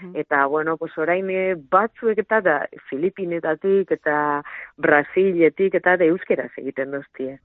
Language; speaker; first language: Basque; non-native, local second language; Spanish